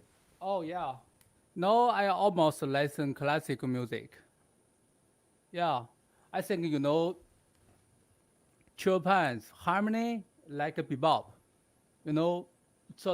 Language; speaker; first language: English; non-native, learner; Chinese